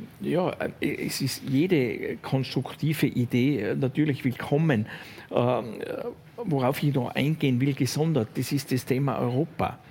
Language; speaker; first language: German; native; German